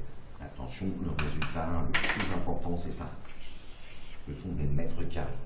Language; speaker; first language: French; native; French